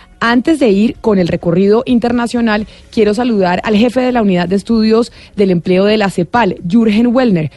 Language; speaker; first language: Spanish; native; Spanish